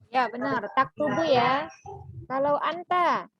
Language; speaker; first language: Indonesian; native; Indonesian